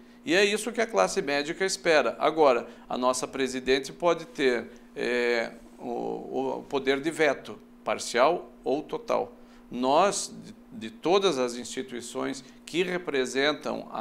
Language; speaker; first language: Portuguese; native; Portuguese